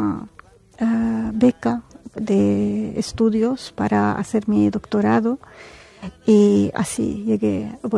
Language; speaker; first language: Spanish; non-native, fluent; Arabic